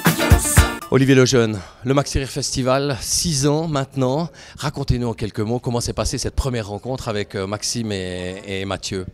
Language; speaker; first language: French; native; French